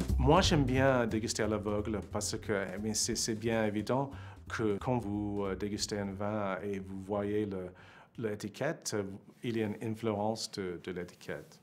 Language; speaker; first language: French; non-native, fluent; English